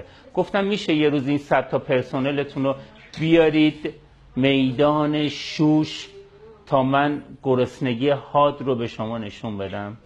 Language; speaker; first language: Persian; native; Persian